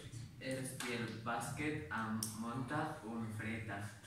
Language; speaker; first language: German; non-native, learner; Catalan